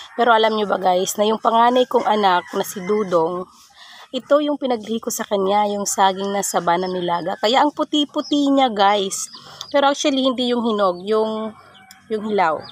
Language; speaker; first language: Filipino; non-native, local second language; Waray